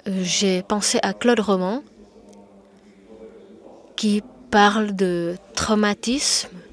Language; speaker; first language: French; non-native, fluent; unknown